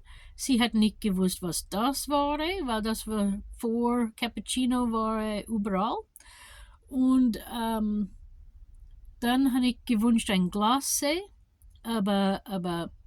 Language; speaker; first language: German; non-native, learner; English